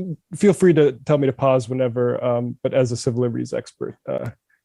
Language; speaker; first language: English; native; English